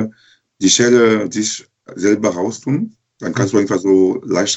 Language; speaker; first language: German; non-native, local second language; French